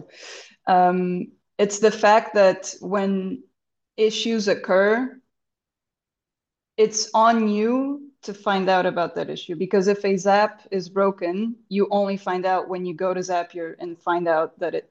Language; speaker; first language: English; non-native, fluent; Portuguese